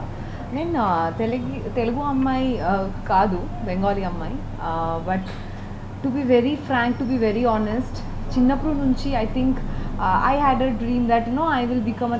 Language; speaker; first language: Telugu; non-native, learner; Bangla